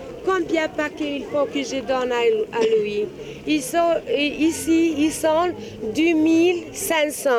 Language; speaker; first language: French; non-native, learner; Albanian